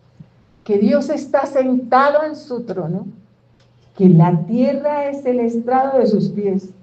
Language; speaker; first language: Spanish; native; Spanish